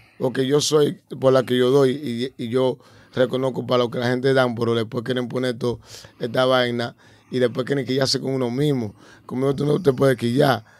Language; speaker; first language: Spanish; early bilingual, heritage; Spanish